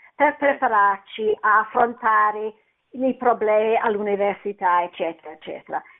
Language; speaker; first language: Italian; non-native, fluent; English